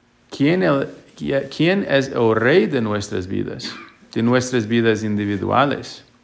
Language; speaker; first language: Spanish; non-native, fluent; English